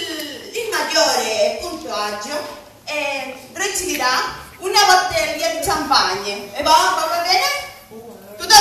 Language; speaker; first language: Italian; non-native, learner; Spanish